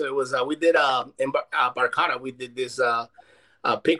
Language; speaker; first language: English; non-native, fluent; Spanish